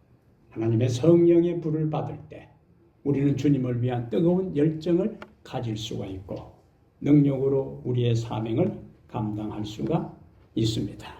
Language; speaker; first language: Korean; native; Korean